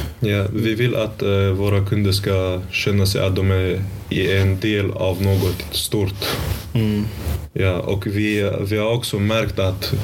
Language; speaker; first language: Swedish; early bilingual, other home language; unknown